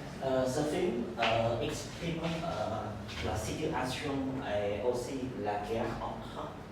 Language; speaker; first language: French; non-native, learner; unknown